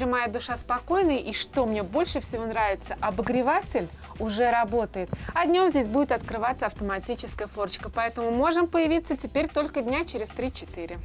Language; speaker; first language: Russian; native; Russian